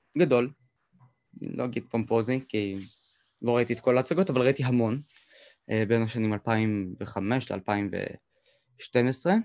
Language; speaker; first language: Hebrew; native; Hebrew